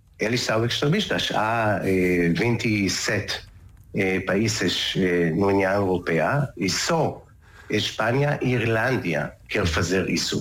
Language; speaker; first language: Portuguese; non-native, learner; Hebrew